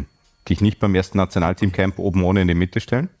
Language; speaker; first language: German; native; German